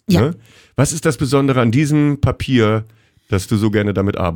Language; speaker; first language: German; native; German